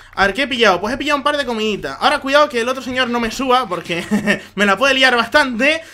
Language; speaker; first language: Spanish; native; Spanish